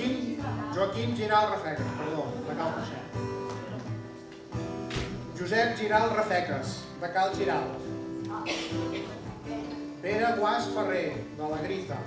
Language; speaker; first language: Catalan; native; Catalan